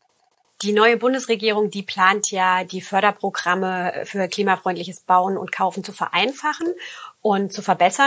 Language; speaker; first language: German; native; German